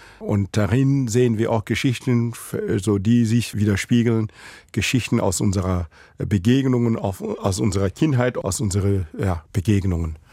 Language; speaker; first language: German; non-native, fluent; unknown